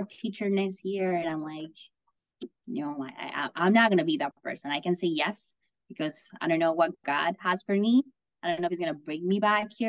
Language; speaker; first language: English; non-native, fluent; Spanish